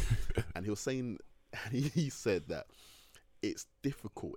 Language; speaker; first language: English; native; English